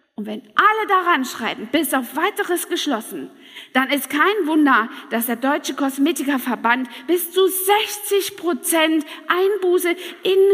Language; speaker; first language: German; native; German